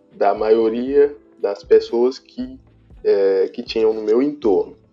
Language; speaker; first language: Portuguese; non-native, fluent; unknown